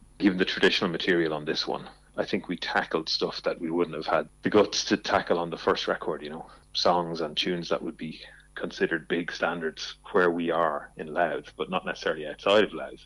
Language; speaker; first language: English; native; English